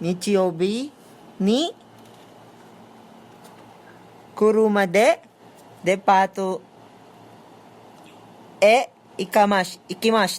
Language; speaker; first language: Japanese; non-native, learner; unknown